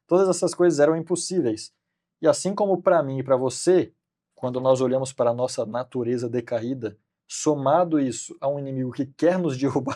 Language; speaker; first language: Portuguese; native; Portuguese